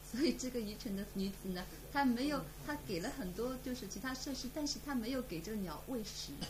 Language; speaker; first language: Chinese; native; Chinese